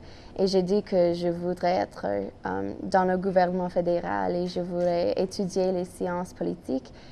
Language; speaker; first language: French; non-native, local second language; English